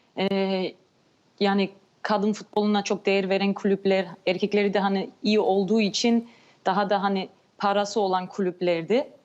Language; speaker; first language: Turkish; early bilingual, heritage; Turkish